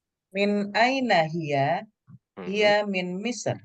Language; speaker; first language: Arabic; non-native, learner; Indonesian